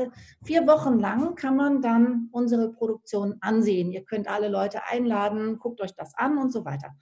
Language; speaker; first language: German; native; German